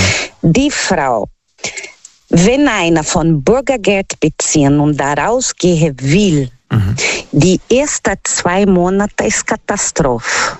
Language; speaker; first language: German; non-native, learner; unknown